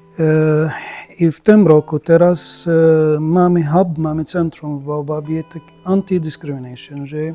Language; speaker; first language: Polish; non-native, learner; Arabic